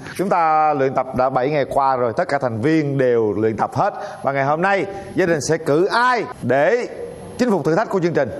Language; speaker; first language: Vietnamese; native; Vietnamese